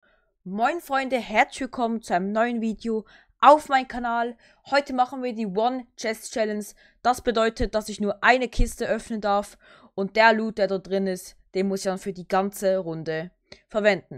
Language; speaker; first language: German; native; German